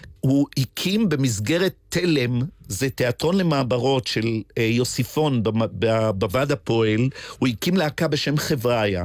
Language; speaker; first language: Hebrew; native; Hebrew